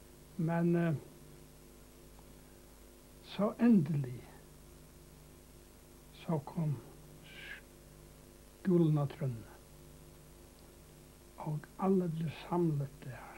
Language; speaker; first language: Danish; non-native, local second language; Faroese